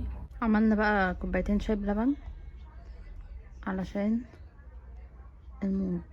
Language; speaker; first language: Arabic; native; Arabic